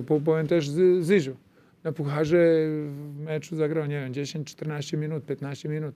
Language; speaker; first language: Polish; non-native, fluent; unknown